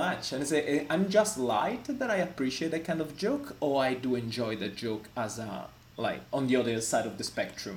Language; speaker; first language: English; non-native, fluent; Italian